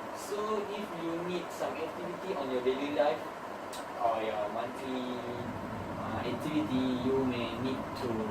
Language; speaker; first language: English; non-native, learner; Malay